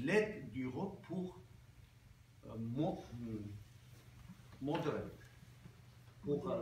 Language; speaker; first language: French; non-native, local second language; Armenian